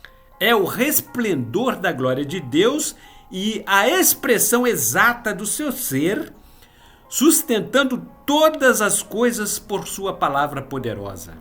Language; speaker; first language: Portuguese; native; Portuguese